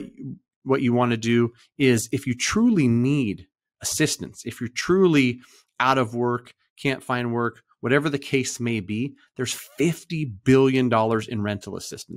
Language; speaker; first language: English; native; English